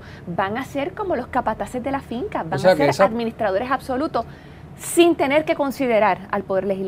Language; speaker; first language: Spanish; native; Spanish